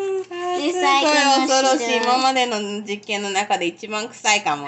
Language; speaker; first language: Japanese; native; Japanese